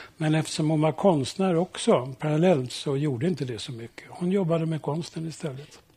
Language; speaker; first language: Swedish; early bilingual, heritage; Swedish